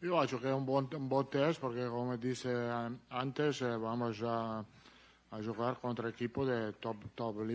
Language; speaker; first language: Portuguese; non-native, learner; Italian